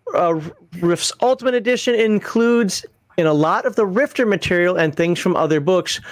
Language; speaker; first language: English; native; English